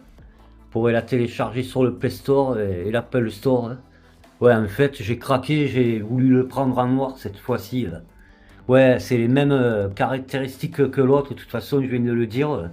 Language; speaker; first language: French; native; French